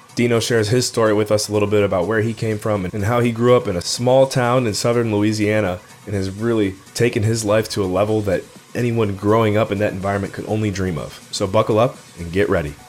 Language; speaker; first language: English; native; English